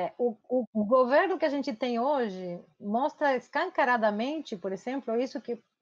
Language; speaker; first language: Portuguese; non-native, fluent; Spanish